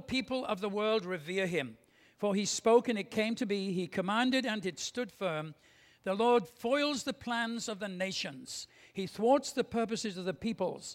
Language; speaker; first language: English; native; English